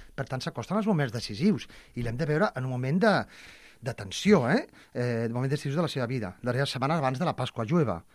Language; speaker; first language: Catalan; native; Catalan